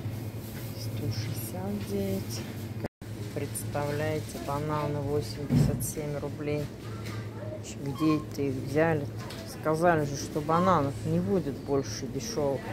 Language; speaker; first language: Russian; native; Russian